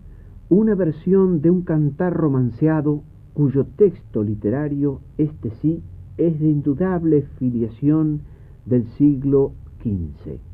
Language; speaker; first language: Spanish; native; Spanish